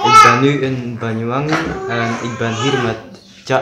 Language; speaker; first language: Dutch; non-native, learner; Indonesian